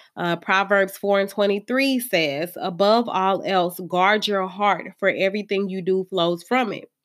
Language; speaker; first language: English; native; English